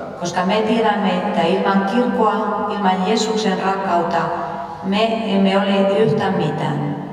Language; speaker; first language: Finnish; non-native, fluent; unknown